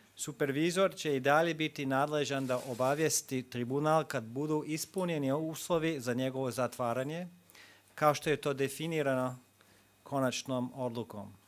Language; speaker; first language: Croatian; non-native, fluent; English